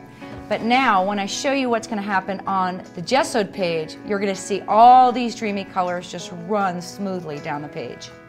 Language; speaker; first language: English; native; English